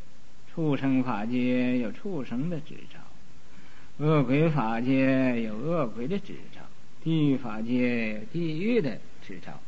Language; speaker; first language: Chinese; native; Chinese